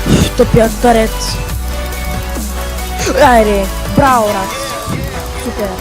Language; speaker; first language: Bulgarian; native; Bulgarian